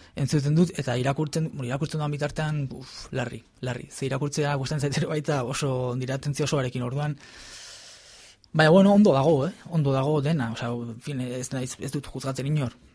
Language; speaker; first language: Basque; native; Basque